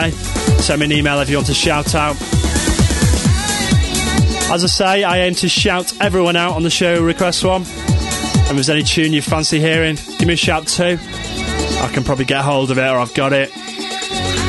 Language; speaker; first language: English; native; English